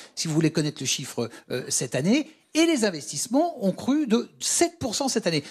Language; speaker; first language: French; native; French